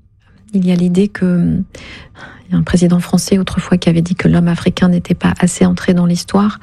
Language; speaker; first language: French; non-native, local second language; Kinyarwanda